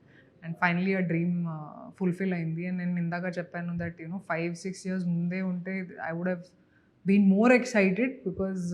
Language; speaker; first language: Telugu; non-native, fluent; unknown